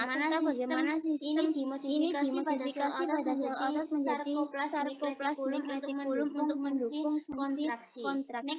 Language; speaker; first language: Indonesian; native; Indonesian